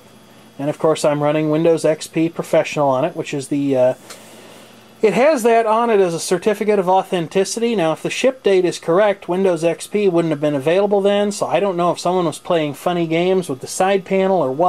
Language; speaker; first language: English; native; English